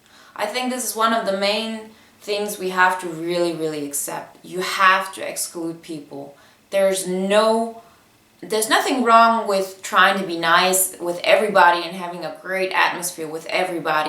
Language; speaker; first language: English; non-native, fluent; Bulgarian